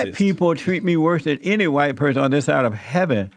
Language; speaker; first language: English; native; English